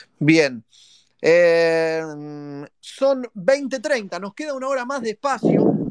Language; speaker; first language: Spanish; native; Spanish